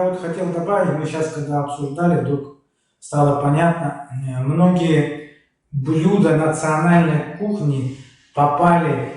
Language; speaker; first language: Russian; native; Russian